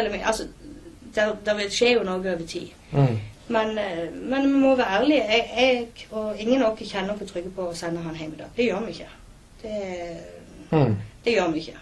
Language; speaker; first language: Norwegian; native; Norwegian